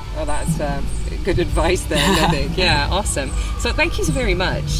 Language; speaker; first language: English; non-native, fluent; Dutch